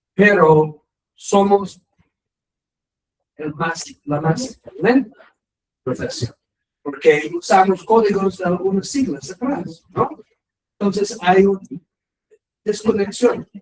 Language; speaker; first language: Spanish; non-native, learner; English